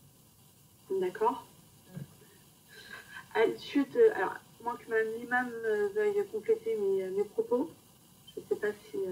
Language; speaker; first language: French; native; French